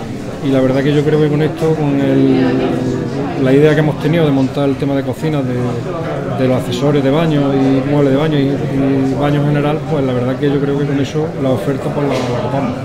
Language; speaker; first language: Spanish; native; Spanish